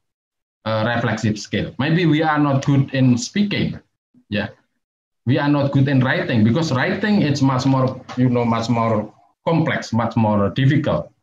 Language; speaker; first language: English; non-native, fluent; Javanese